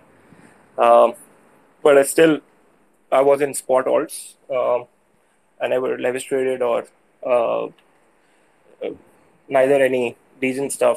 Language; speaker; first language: English; non-native, local second language; Urdu